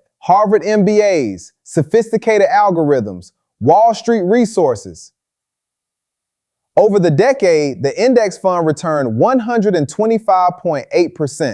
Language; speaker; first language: English; native; English